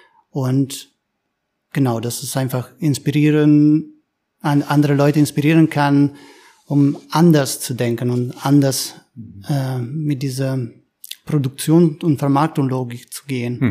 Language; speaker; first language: German; non-native, fluent; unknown